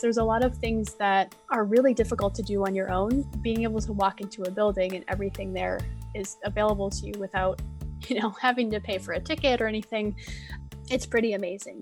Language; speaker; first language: English; native; English